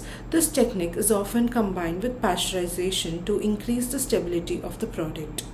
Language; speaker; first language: English; non-native, local second language; Tamil